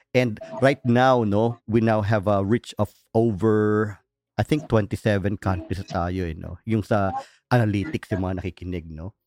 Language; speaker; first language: Filipino; native; Filipino